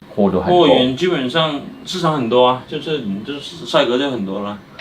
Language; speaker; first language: Chinese; native; Chinese